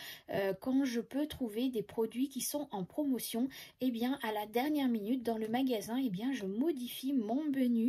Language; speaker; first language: French; native; French